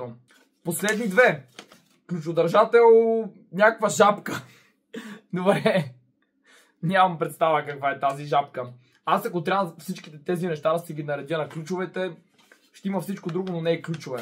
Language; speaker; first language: Bulgarian; native; Bulgarian